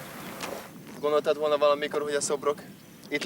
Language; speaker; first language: Hungarian; native; Hungarian